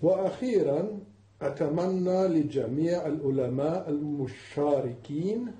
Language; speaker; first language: Arabic; non-native, fluent; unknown